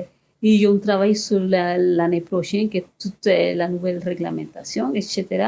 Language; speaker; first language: French; non-native, fluent; Spanish